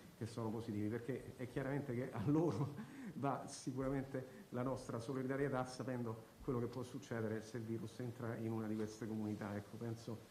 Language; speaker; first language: Italian; native; Italian